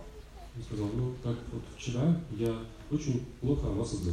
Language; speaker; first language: Russian; native; Russian